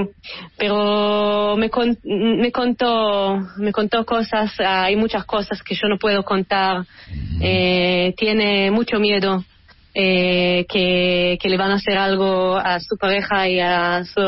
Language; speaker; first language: Spanish; early bilingual, heritage; Hebrew